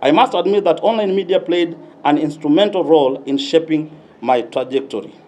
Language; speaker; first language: English; non-native, local second language; Swahili